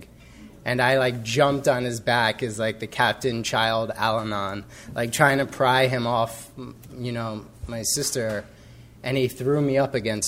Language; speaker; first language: English; native; English